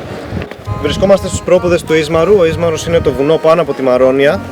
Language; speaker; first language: Greek; native; Greek